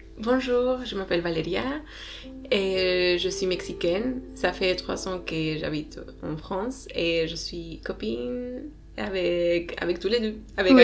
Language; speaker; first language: French; non-native, learner; Spanish